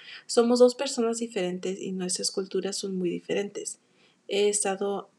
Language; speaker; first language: Spanish; early bilingual, heritage; Spanish